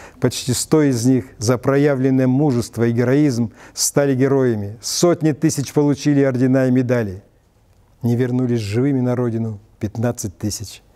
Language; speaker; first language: Russian; native; Russian